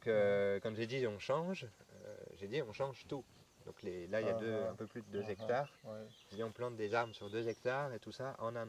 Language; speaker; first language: French; native; French